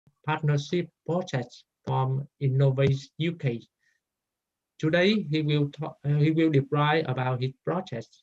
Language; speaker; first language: English; non-native, learner; Vietnamese